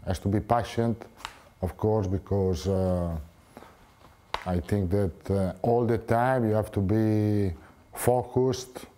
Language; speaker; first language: English; non-native, fluent; Italian